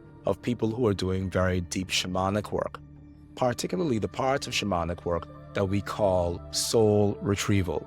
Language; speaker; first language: English; native; English